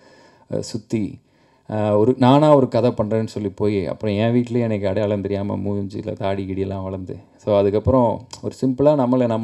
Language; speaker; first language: Tamil; native; Tamil